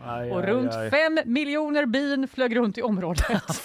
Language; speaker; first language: Swedish; native; Swedish